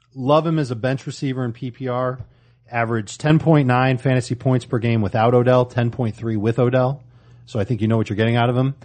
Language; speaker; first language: English; native; English